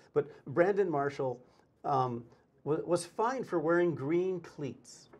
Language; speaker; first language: English; native; English